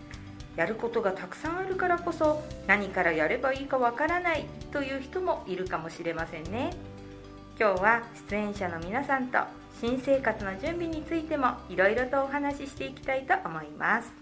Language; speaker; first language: Japanese; native; Japanese